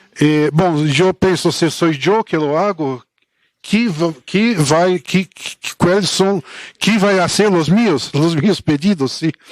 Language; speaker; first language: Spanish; non-native, fluent; Portuguese